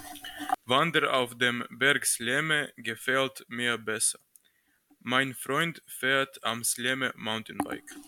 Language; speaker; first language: German; non-native, learner; Croatian